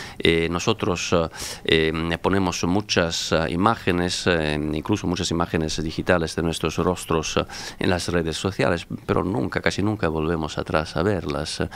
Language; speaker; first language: Spanish; non-native, fluent; Italian